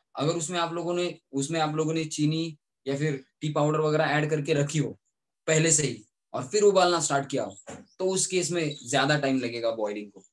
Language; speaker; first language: Hindi; native; Hindi